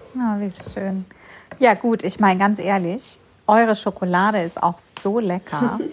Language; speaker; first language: German; early bilingual, other home language; Russian